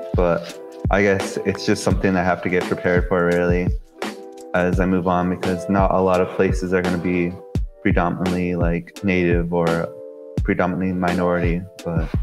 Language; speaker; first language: English; native; English